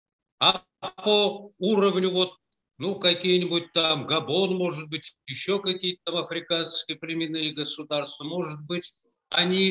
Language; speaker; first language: Russian; native; Russian